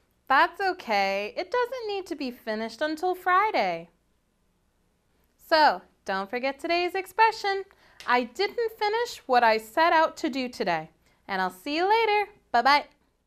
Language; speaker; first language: English; native; English